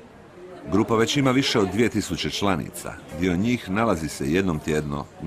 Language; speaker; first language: Croatian; native; Croatian